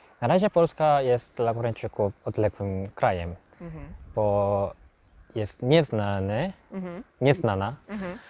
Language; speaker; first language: Polish; non-native, learner; Korean